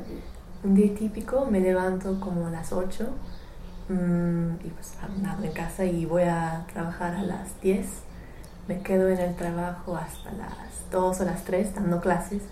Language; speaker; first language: Spanish; non-native, fluent; English